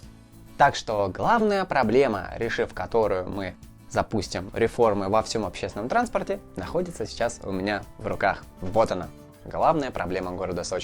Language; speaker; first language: Russian; native; Russian